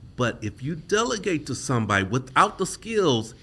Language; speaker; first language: English; native; English